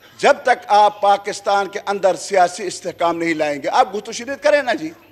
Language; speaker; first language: Urdu; non-native, local second language; Khowar